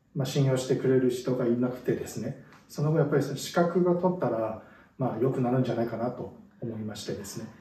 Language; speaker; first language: Japanese; non-native, fluent; Chinese